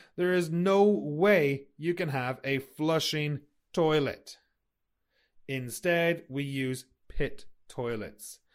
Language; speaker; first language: English; native; English